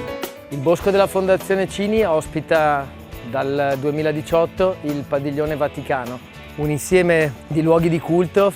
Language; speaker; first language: Italian; native; Italian